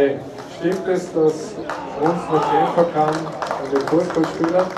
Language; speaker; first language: German; native; German